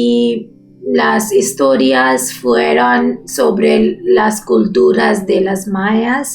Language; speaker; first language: Spanish; non-native, learner; Bangla